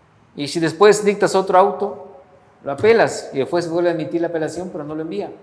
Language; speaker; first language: Spanish; native; Spanish